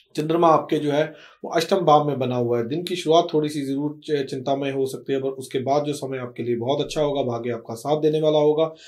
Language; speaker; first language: Hindi; native; Hindi